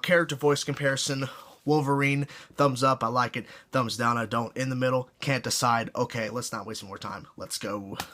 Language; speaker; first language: English; native; English